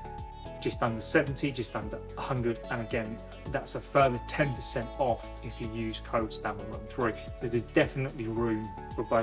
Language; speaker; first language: English; native; English